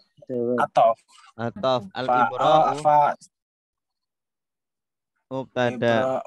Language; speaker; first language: Arabic; non-native, fluent; Indonesian